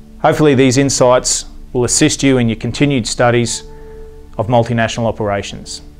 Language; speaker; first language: English; native; English